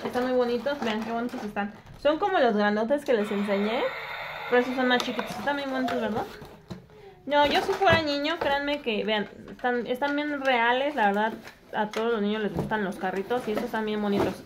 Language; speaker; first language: Spanish; native; Spanish